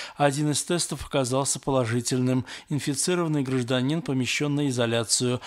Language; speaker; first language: Russian; non-native, local second language; Armenian